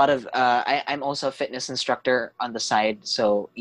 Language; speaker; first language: English; non-native, local second language; Cebuano